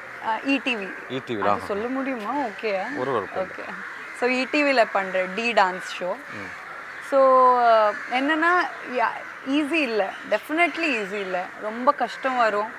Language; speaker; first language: Tamil; non-native, fluent; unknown